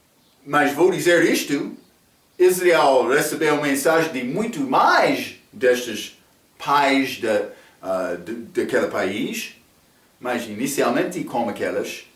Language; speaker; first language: Portuguese; non-native, fluent; English